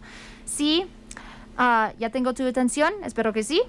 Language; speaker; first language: Spanish; non-native, fluent; English